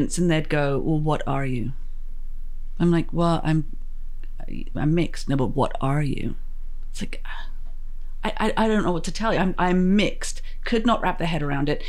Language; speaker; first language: English; native; English